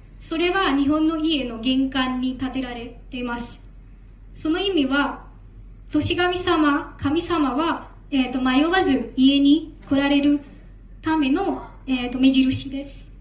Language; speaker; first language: Japanese; non-native, learner; Marathi